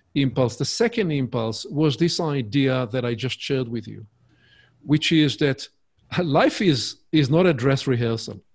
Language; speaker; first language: English; non-native, fluent; Hebrew